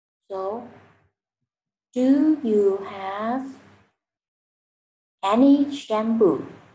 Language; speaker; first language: English; non-native, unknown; Vietnamese